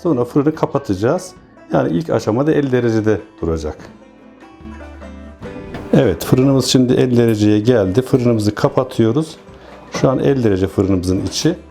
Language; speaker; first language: Turkish; native; Turkish